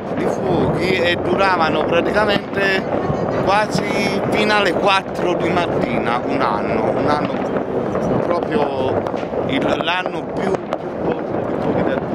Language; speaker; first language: Italian; native; Italian